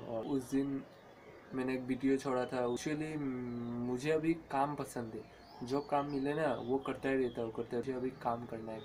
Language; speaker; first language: Hindi; non-native, local second language; Bangla